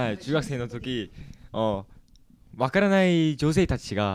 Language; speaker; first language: Japanese; non-native, learner; Korean